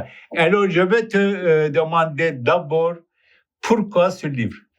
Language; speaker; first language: French; non-native, fluent; Turkish